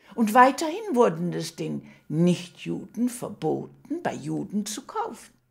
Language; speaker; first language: German; early bilingual, heritage; German